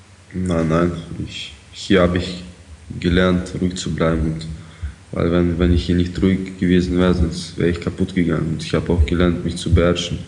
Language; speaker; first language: German; early bilingual, other home language; Ukrainian